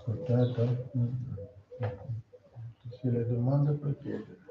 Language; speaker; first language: Italian; non-native, learner; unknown